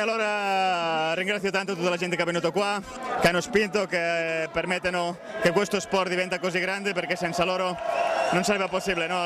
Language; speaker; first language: Italian; non-native, fluent; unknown